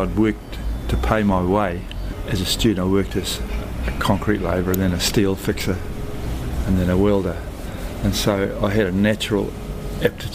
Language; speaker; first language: English; native; English